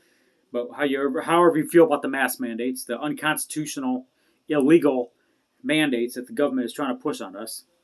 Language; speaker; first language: English; native; English